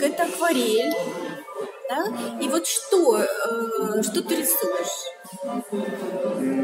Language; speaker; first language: Russian; native; Russian